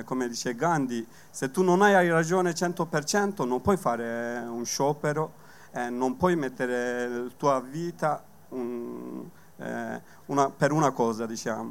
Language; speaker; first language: Italian; non-native, learner; Kurdish